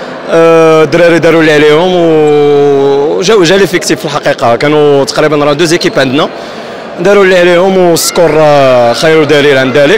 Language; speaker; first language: Arabic; native; Arabic